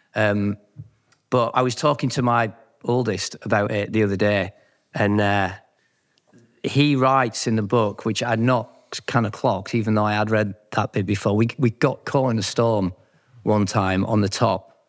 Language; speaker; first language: English; native; English